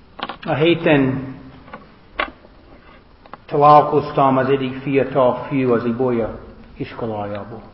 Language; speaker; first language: Hungarian; non-native, learner; English